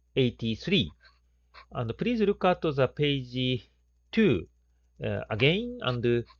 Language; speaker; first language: English; non-native, fluent; Japanese